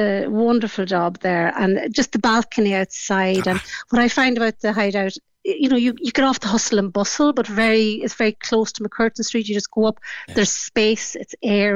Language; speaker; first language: English; native; English